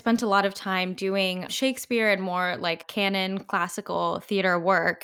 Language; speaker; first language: English; native; English